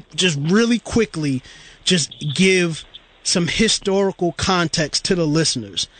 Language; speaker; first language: English; native; English